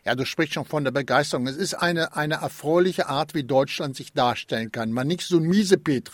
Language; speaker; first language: German; native; German